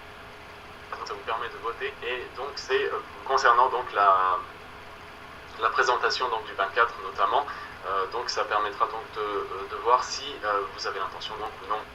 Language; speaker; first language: French; native; French